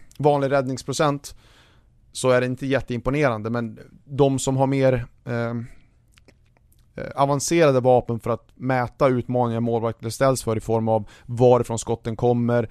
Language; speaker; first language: Swedish; native; Swedish